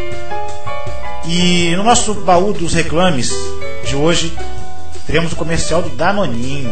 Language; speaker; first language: Portuguese; native; Portuguese